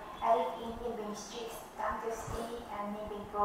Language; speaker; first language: English; non-native, learner; Vietnamese